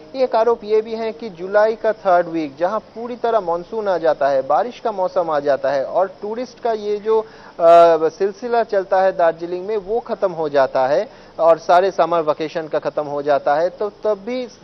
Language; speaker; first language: Hindi; non-native, local second language; Bangla